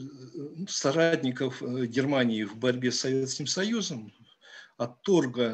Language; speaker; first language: Russian; native; Russian